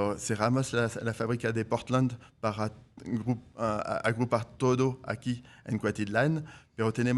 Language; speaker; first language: Spanish; non-native, fluent; French